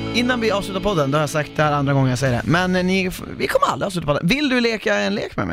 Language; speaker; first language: Swedish; native; Swedish